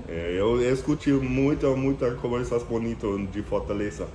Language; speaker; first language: Portuguese; non-native, learner; German